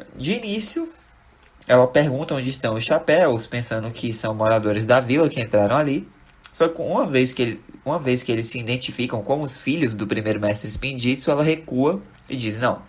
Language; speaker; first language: Portuguese; native; Portuguese